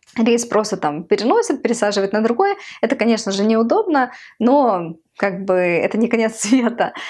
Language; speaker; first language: Russian; non-native, local second language; Ukrainian